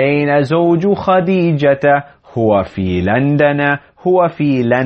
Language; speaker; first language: Arabic; non-native, fluent; English